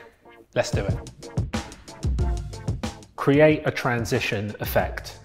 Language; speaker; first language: English; native; English